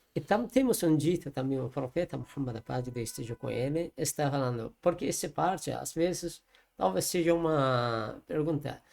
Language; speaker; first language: Portuguese; non-native, learner; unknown